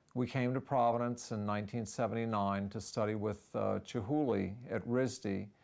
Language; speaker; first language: English; native; English